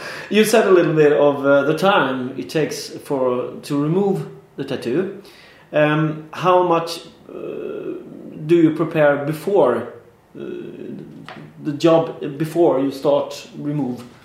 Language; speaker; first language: English; non-native, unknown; Swedish